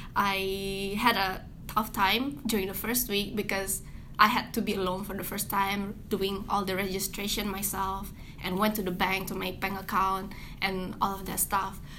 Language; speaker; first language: English; non-native, fluent; Indonesian